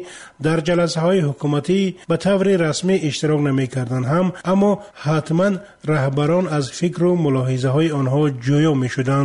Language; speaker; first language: Tajik; native; Tajik